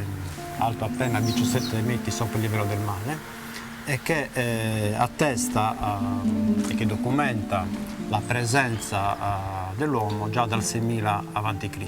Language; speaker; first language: Italian; native; Italian